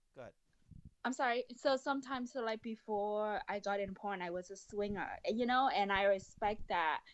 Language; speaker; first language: English; non-native, fluent; Vietnamese